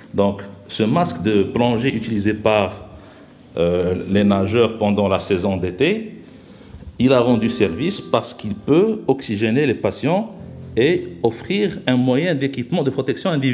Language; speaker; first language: French; non-native, local second language; Arabic